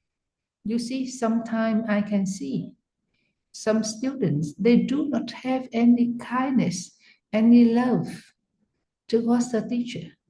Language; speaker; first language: English; non-native, fluent; Vietnamese